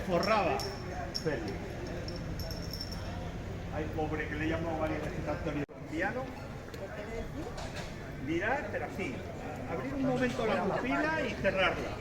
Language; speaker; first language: Spanish; native; Spanish